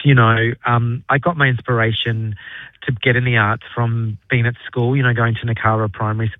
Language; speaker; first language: English; native; English